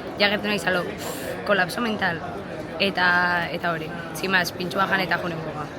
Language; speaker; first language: Basque; native; Basque